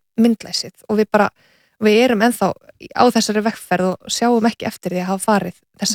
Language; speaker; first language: Icelandic; native; Icelandic